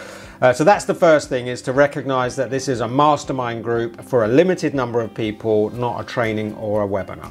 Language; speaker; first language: English; native; English